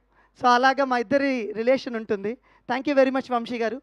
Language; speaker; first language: Telugu; native; Telugu